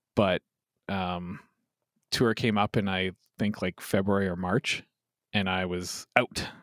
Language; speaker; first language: English; native; English